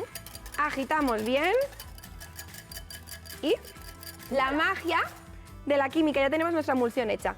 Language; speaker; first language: Spanish; native; Spanish